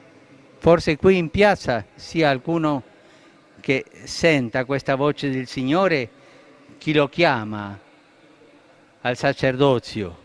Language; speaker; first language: Italian; non-native, fluent; Spanish